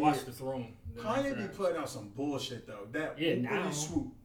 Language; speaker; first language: English; native; English